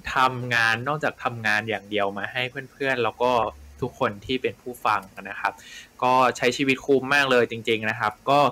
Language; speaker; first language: Thai; native; Thai